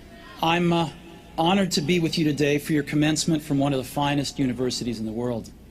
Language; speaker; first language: English; native; English